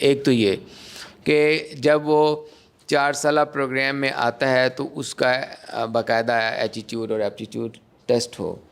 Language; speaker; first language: Urdu; native; Urdu